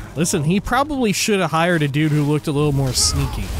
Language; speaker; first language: English; native; English